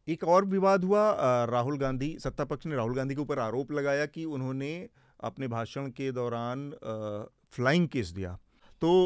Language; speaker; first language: Hindi; native; Hindi